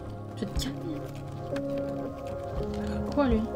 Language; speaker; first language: French; native; French